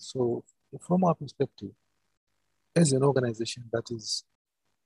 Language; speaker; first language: English; non-native, local second language; Shona